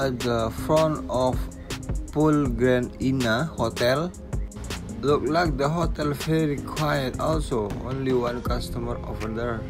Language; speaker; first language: English; non-native, learner; Indonesian